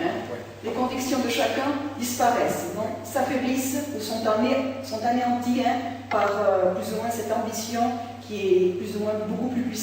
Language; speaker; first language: French; non-native, fluent; Spanish